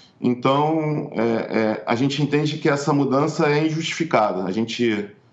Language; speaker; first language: Portuguese; native; Portuguese